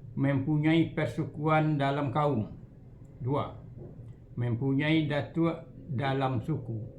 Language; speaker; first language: Malay; non-native, local second language; Minangkabau